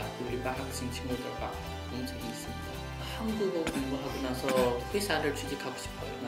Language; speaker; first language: Korean; non-native, learner; Chinese